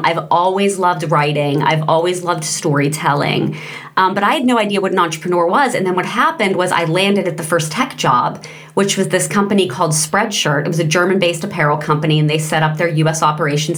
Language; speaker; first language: English; native; English